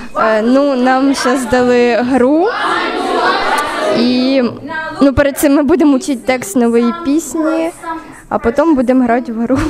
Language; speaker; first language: Ukrainian; non-native, local second language; Russian